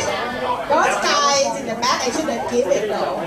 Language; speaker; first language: English; non-native, fluent; Thai